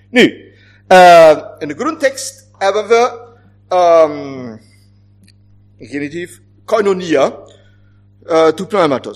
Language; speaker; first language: Dutch; non-native, fluent; German